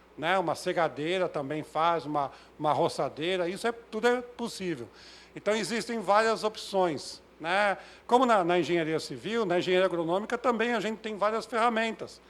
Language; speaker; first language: Portuguese; native; Portuguese